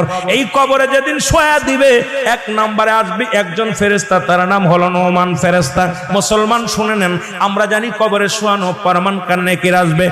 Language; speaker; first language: Bangla; native; Bangla